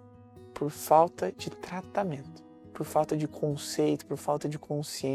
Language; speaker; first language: Portuguese; native; Portuguese